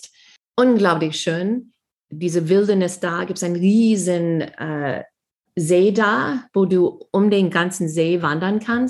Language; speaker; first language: German; non-native, fluent; English